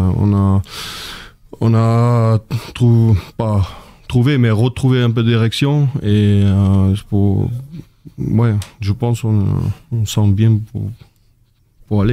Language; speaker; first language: French; non-native, fluent; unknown